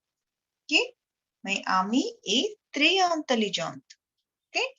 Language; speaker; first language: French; non-native, learner; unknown